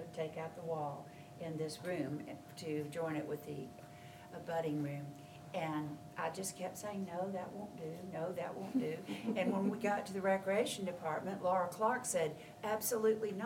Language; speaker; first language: English; native; English